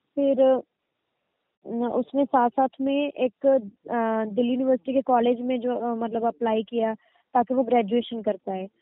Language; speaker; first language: Hindi; native; Hindi